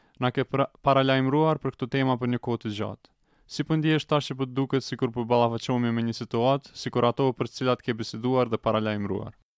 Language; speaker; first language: Albanian; native; Albanian